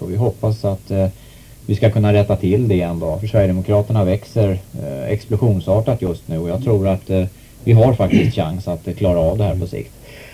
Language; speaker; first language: Swedish; native; Swedish